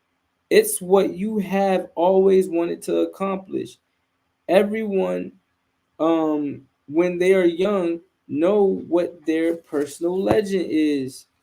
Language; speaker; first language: English; native; English